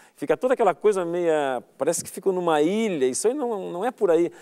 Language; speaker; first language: Portuguese; native; Portuguese